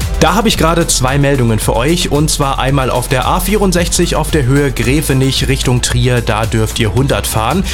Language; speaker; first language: German; native; German